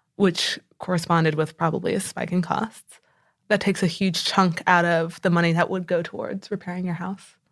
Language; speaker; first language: English; native; English